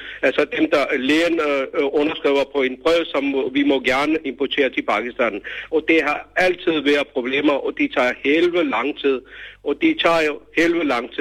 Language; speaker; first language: Danish; non-native, learner; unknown